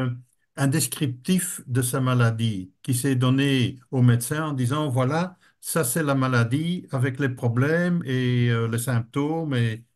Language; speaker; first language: French; native; French